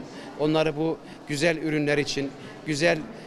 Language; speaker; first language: Turkish; native; Turkish